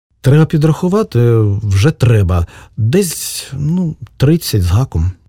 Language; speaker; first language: Ukrainian; native; Ukrainian